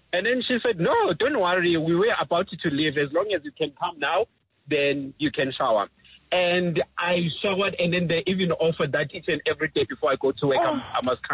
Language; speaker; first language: English; non-native, local second language; Zulu